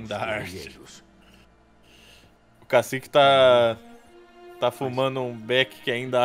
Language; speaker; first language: Portuguese; native; Portuguese